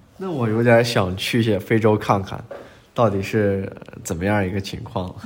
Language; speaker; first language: Chinese; native; Chinese